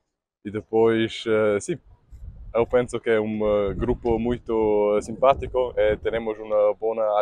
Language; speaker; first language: Portuguese; non-native, learner; Spanish